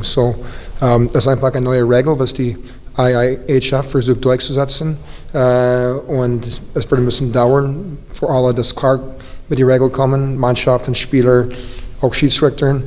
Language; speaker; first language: German; non-native, fluent; English